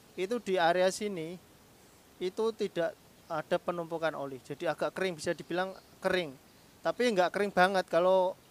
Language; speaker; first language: Indonesian; native; Indonesian